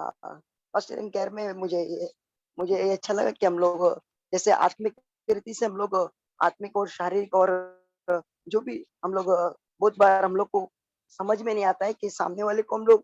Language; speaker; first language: Hindi; non-native, local second language; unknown